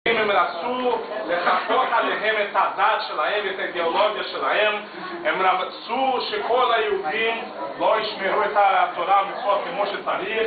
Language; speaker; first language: Hebrew; non-native, fluent; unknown